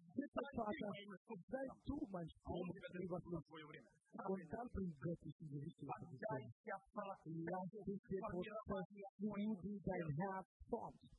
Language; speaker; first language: German; non-native, fluent; Russian